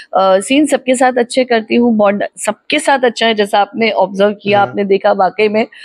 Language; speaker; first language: Hindi; non-native, local second language; Gujarati